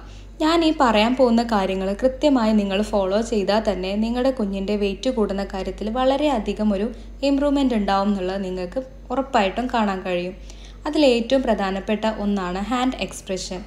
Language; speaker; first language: Malayalam; native; Malayalam